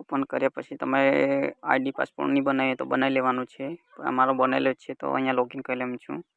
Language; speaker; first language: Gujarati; non-native, local second language; Vasavi